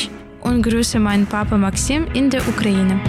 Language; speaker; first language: German; early bilingual, other home language; Ukrainian